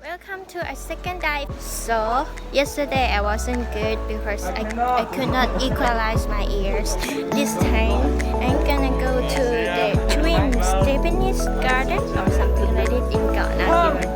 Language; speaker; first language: English; non-native, learner; Thai